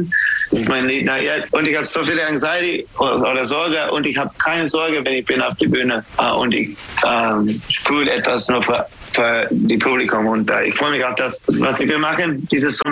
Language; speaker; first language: German; non-native, fluent; English